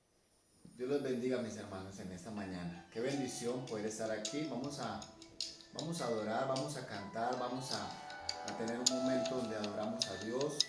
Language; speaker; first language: Spanish; native; Spanish